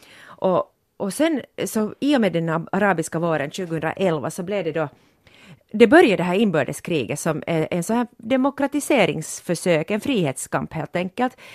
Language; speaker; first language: Swedish; non-native, local second language; Finnish